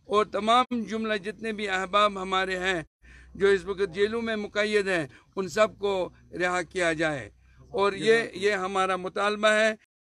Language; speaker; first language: Urdu; non-native, local second language; Kashmiri